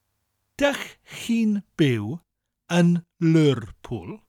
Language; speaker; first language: Welsh; non-native, fluent; English